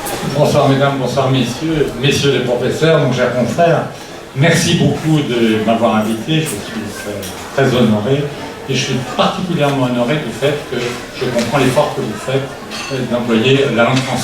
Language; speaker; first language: French; native; French